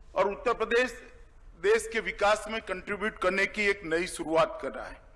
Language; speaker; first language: Hindi; non-native, local second language; Gujarati